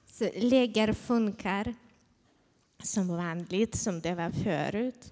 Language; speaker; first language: Swedish; non-native, fluent; Ukrainian